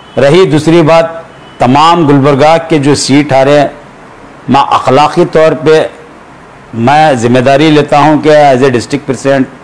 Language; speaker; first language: Hindi; non-native, local second language; Urdu